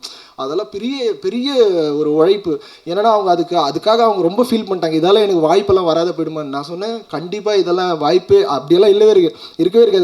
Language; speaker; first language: Tamil; native; Tamil